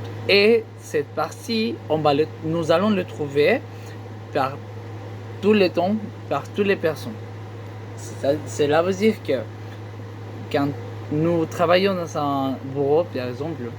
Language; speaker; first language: French; non-native, learner; Spanish